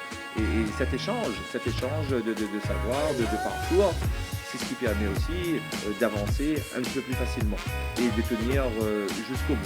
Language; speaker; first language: French; native; French